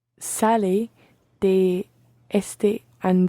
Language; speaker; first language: Spanish; non-native, learner; English